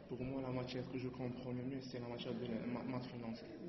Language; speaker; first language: French; non-native, learner; Arabic